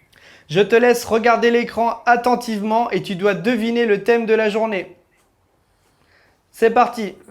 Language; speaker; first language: French; native; French